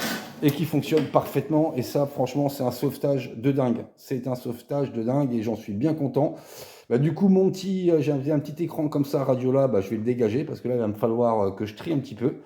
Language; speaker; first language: French; native; French